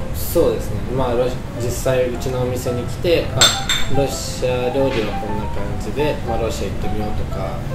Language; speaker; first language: Japanese; non-native, fluent; Russian